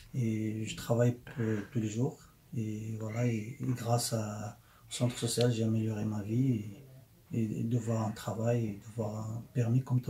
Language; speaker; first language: French; non-native, learner; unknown